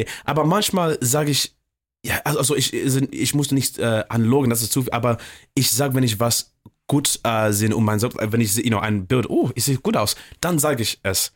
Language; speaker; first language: German; non-native, fluent; English